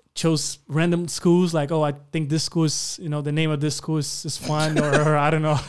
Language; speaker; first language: English; non-native, fluent; Portuguese